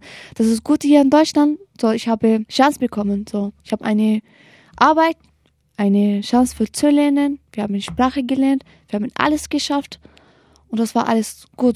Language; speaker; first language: German; non-native, learner; Kurdish